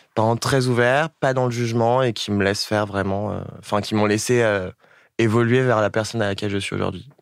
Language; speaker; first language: French; native; French